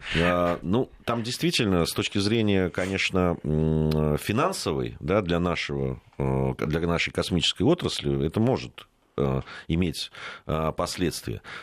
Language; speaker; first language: Russian; native; Russian